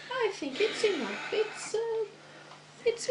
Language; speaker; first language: English; non-native, fluent; Swedish